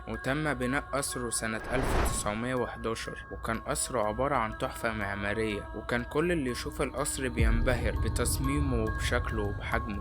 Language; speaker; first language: Arabic; native; Arabic